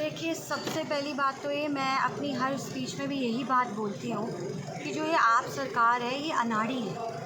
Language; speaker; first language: Hindi; non-native, local second language; Punjabi